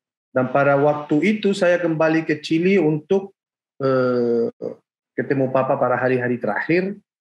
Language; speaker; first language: Indonesian; non-native, fluent; Spanish